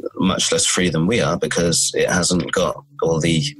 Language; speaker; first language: English; native; English